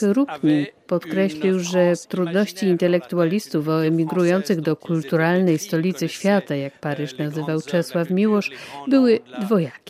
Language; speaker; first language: Polish; native; Polish